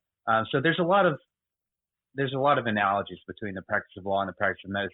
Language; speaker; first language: English; native; English